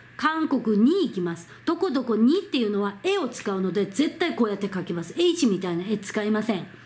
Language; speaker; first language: Japanese; non-native, fluent; Korean